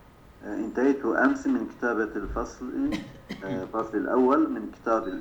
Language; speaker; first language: Arabic; non-native, learner; Turkish